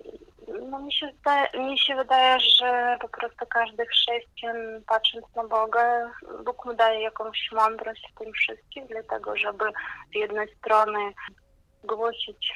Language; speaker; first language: Polish; non-native, fluent; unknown